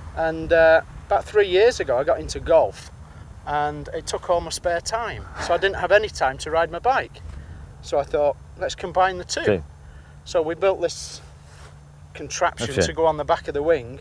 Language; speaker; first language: English; native; English